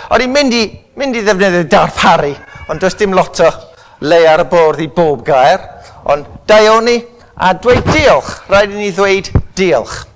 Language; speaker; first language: Welsh; non-native, local second language; English